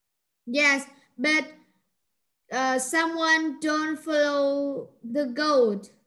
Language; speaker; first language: English; non-native, learner; Vietnamese